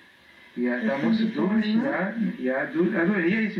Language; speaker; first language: German; non-native, learner; Kinyarwanda